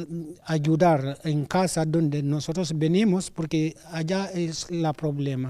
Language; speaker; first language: Spanish; non-native, learner; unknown